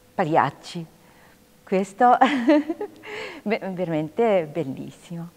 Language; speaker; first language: Italian; non-native, learner; Japanese